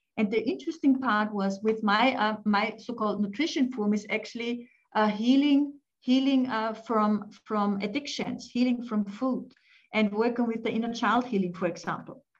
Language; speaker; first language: English; non-native, fluent; German